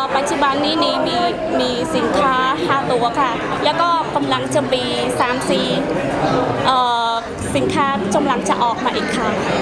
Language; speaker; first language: Thai; non-native, fluent; Khmer